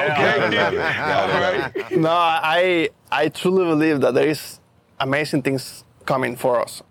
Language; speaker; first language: English; non-native, fluent; Spanish